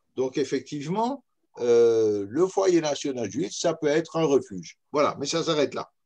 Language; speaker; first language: French; native; French